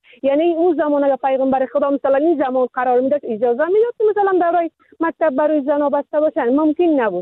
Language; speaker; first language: Persian; native; Persian